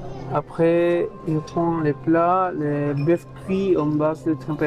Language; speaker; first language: French; non-native, fluent; Spanish